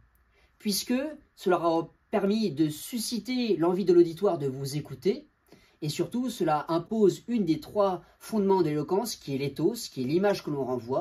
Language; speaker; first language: French; native; French